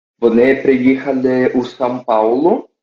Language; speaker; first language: Ukrainian; early bilingual, heritage; Portuguese